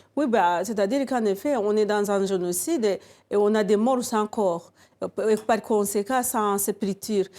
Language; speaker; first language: French; non-native, local second language; Kinyarwanda